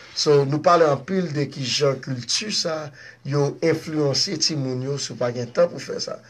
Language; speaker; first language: English; early bilingual, other home language; Haitian Creole